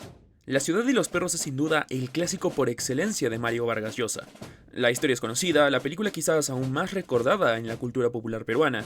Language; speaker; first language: Spanish; native; Spanish